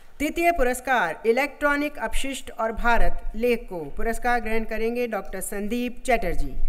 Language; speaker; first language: Hindi; native; Hindi